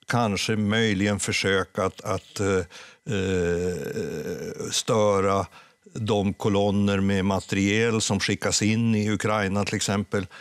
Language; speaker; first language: Swedish; native; Swedish